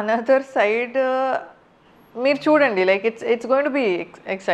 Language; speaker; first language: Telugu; non-native, fluent; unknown